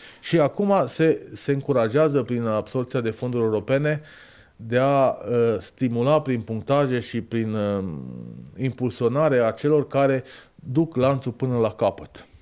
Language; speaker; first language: Romanian; native; Romanian